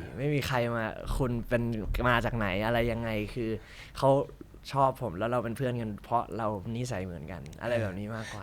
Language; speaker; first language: Thai; early bilingual, heritage; Thai